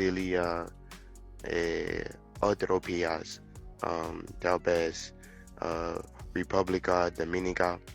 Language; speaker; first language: Spanish; non-native, learner; English